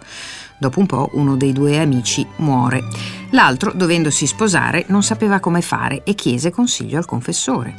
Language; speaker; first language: Italian; native; Italian